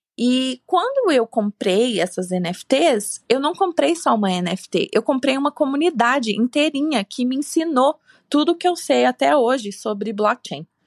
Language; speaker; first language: Portuguese; native; Portuguese